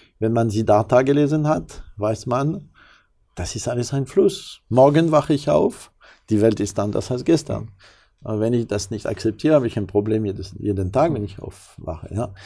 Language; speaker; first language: German; non-native, fluent; French